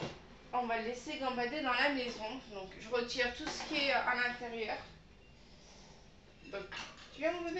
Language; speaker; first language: French; native; French